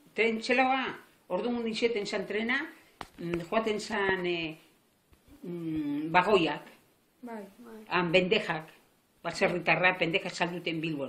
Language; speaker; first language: Basque; native; Basque